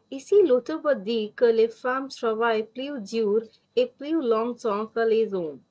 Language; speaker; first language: French; non-native, fluent; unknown